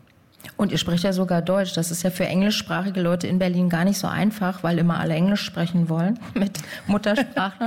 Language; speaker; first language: German; native; German